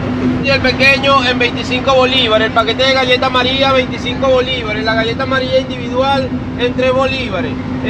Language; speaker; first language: Spanish; native; Spanish